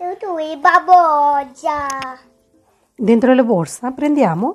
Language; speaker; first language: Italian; non-native, learner; Bangla